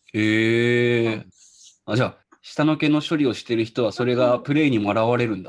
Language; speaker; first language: Japanese; native; Japanese